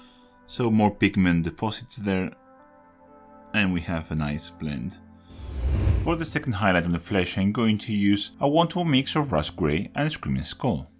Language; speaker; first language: English; non-native, fluent; Spanish